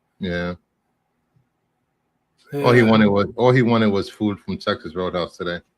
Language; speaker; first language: English; native; English